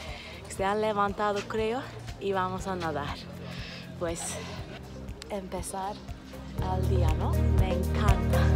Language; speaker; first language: Spanish; non-native, fluent; Turkish